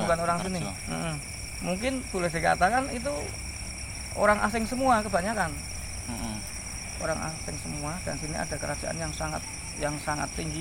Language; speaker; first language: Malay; non-native, local second language; Javanese